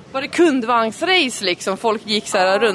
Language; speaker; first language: Swedish; native; Swedish